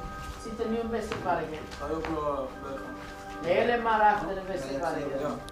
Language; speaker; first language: Dutch; non-native, learner; Spanish